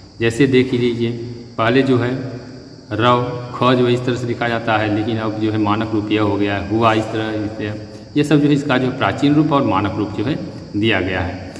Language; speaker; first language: Hindi; native; Hindi